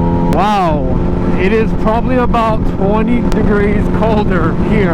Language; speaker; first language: English; native; English